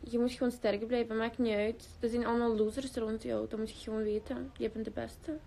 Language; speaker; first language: Dutch; early bilingual, other home language; Russian